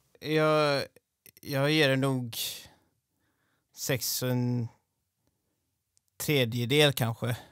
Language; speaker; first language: Swedish; native; Swedish